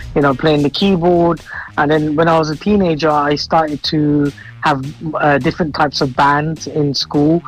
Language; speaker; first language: English; native; English